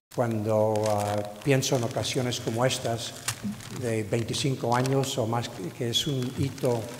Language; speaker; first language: Spanish; non-native, fluent; English